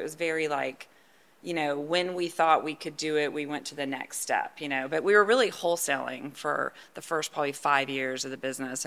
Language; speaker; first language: English; native; English